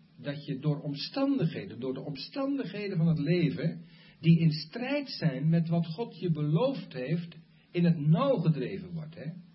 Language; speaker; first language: Dutch; native; Dutch